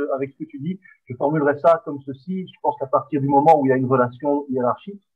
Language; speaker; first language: French; non-native, fluent; Spanish